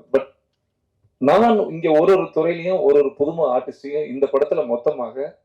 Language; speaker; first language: Tamil; native; Tamil